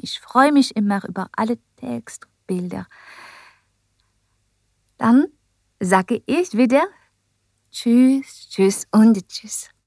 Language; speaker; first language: German; non-native, learner; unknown